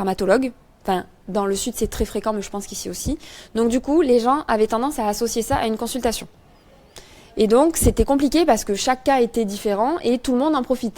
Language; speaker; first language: French; native; French